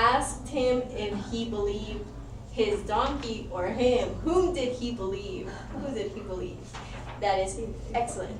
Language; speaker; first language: English; non-native, fluent; Spanish